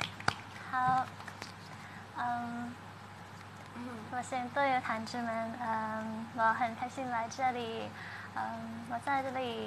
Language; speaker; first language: Chinese; non-native, learner; Thai